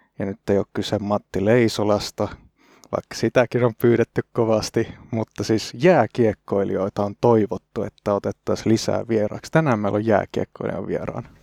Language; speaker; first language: Finnish; native; Finnish